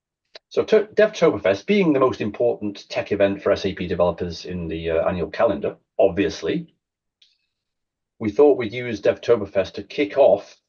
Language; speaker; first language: English; native; English